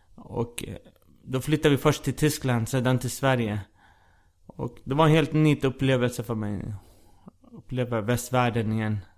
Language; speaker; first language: Swedish; early bilingual, other home language; Persian